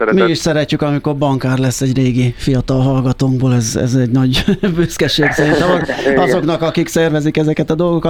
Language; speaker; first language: Hungarian; native; Hungarian